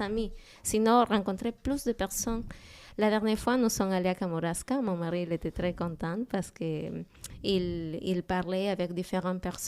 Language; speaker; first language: French; non-native, learner; Spanish